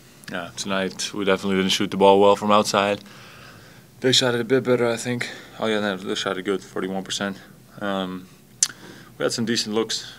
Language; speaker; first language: English; non-native, fluent; Latvian